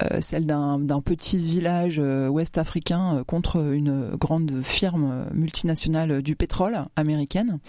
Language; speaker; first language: French; native; French